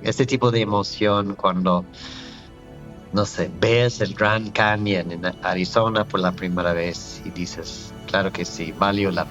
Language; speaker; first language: Spanish; non-native, fluent; English